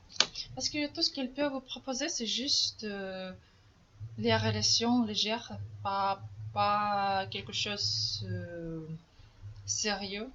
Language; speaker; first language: French; non-native, fluent; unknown